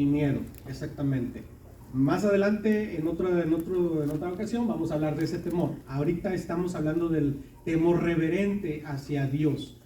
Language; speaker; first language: Spanish; native; Spanish